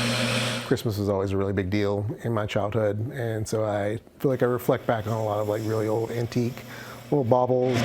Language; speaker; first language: English; native; English